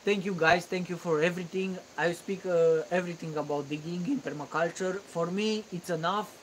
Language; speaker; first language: English; non-native, learner; Romanian